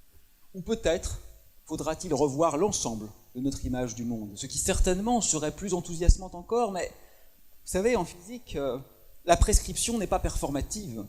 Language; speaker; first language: French; native; French